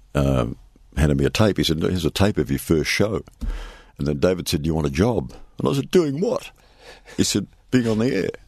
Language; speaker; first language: English; native; English